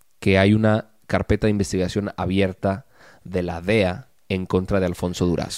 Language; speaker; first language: Spanish; native; Spanish